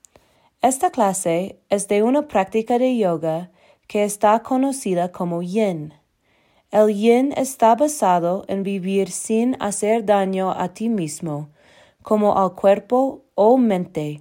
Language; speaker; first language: Spanish; non-native, learner; English